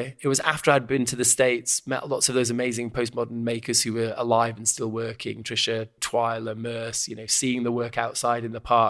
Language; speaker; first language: English; native; English